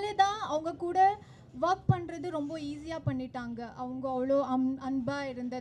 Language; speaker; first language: Tamil; non-native, learner; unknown